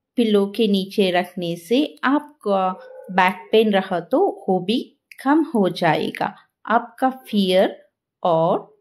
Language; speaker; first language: Hindi; non-native, local second language; Telugu